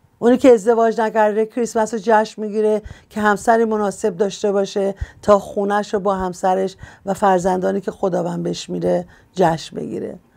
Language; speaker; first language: Persian; native; Persian